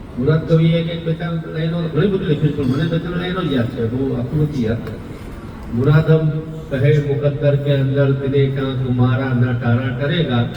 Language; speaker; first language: Gujarati; native; Gujarati